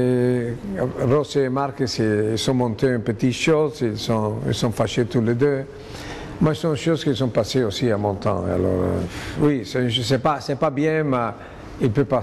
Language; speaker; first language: French; non-native, fluent; Italian